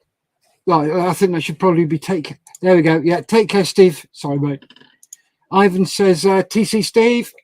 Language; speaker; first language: English; native; English